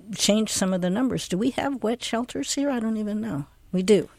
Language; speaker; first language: English; native; English